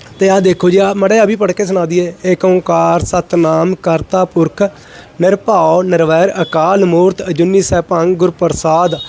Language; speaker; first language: Punjabi; native; Punjabi